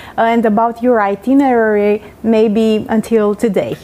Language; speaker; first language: English; non-native, fluent; Romanian